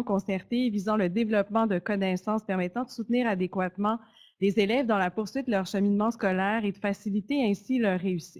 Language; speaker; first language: French; native; French